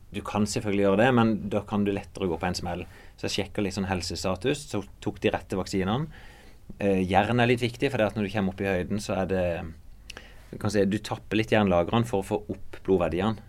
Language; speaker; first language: Norwegian; native; Norwegian